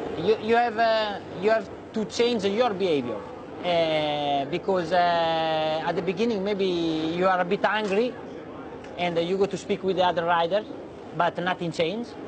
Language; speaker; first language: English; non-native, learner; Italian